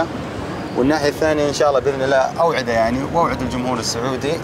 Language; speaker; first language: Arabic; native; Arabic